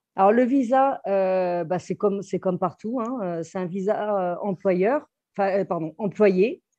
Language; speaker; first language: French; native; French